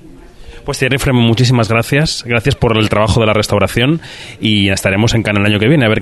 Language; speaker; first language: Spanish; native; Spanish